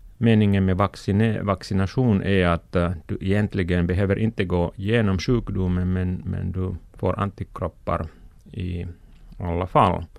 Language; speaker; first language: Swedish; non-native, local second language; Finnish